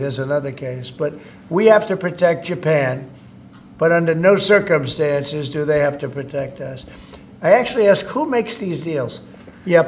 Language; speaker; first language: English; native; English